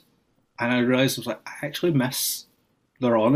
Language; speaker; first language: English; native; English